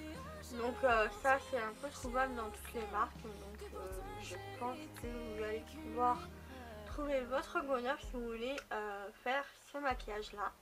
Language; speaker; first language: French; native; French